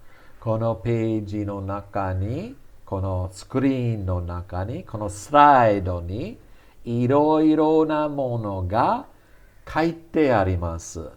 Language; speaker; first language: Japanese; non-native, fluent; English